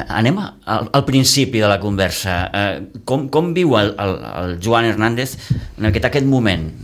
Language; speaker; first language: Catalan; native; Catalan